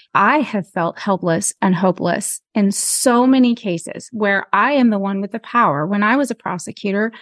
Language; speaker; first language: English; native; English